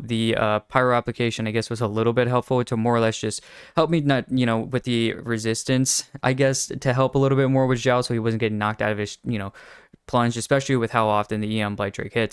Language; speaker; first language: English; native; English